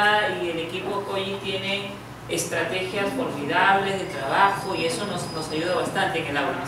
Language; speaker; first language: Spanish; native; Spanish